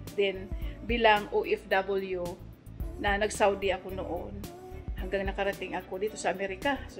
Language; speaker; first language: Filipino; non-native, local second language; Cebuano